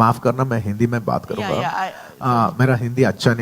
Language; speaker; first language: Hindi; non-native, local second language; Telugu